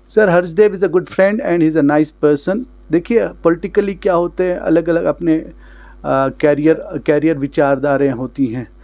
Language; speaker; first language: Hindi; non-native, local second language; Kashmiri